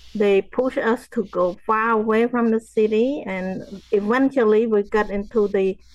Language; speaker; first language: English; non-native, fluent; Khmer